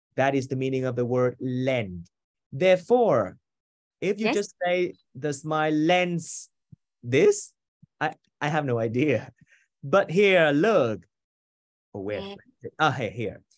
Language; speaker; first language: English; non-native, fluent; Vietnamese